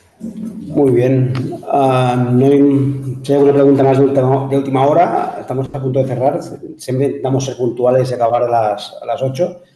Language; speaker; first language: Spanish; non-native, local second language; Catalan